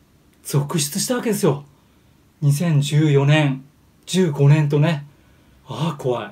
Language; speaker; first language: Japanese; native; Japanese